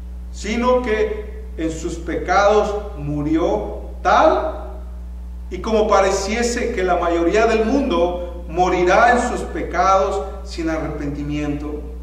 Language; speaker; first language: Spanish; native; Spanish